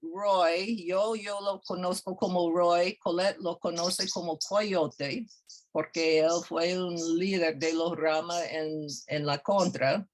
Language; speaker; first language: Spanish; non-native, fluent; English